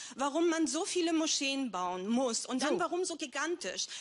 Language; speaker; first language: German; non-native, fluent; Greek